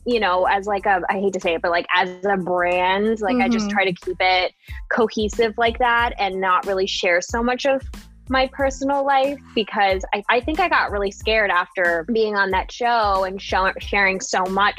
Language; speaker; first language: English; native; English